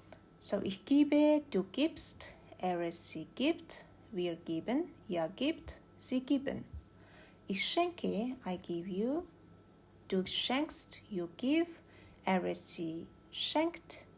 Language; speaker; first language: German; non-native, learner; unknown